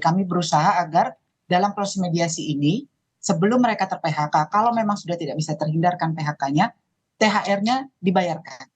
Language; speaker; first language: Indonesian; native; Indonesian